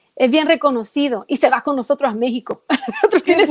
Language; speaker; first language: Spanish; early bilingual, heritage; Spanish